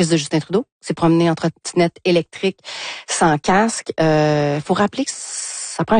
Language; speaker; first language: French; native; French